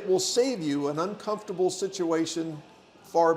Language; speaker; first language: English; native; English